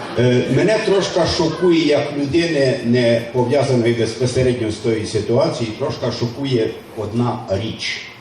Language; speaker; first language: Ukrainian; native; Ukrainian